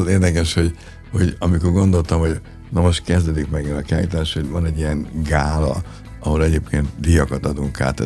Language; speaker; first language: Hungarian; native; Hungarian